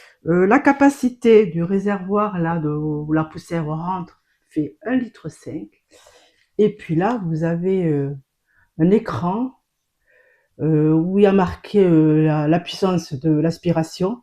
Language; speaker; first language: French; native; French